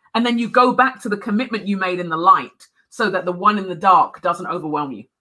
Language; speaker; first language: English; native; English